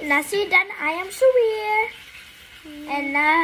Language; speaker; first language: Indonesian; early bilingual, heritage; English